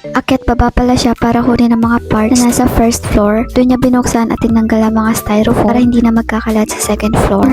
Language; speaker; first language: Filipino; native; Filipino